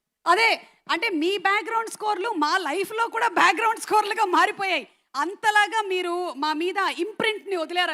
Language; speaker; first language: Telugu; native; Telugu